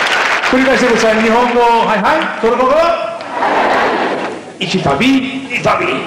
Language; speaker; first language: Japanese; non-native, learner; Turkish